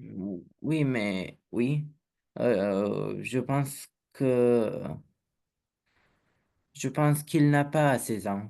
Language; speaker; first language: French; non-native, learner; Romanian